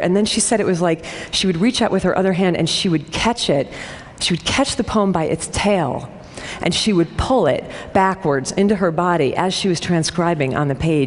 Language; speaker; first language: English; native; English